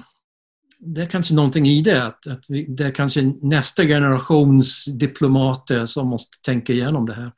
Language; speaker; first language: Swedish; non-native, fluent; English